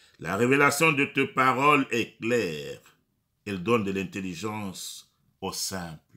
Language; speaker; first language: French; non-native, local second language; Lingala